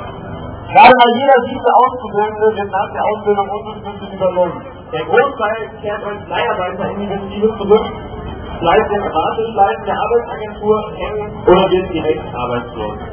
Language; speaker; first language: German; native; German